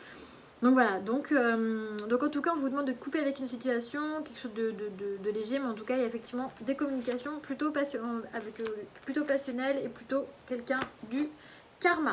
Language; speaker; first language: French; native; French